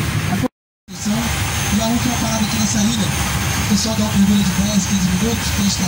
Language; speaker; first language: Portuguese; native; Portuguese